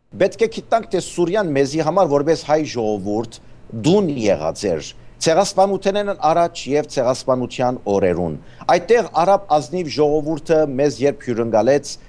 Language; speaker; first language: Armenian; native; Armenian